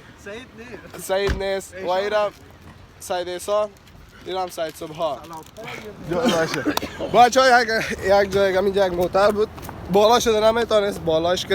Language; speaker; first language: Persian; native; Persian